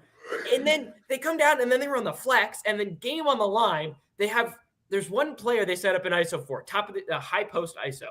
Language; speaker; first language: English; native; English